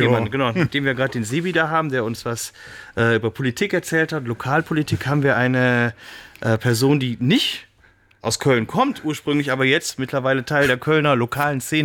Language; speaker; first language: German; native; German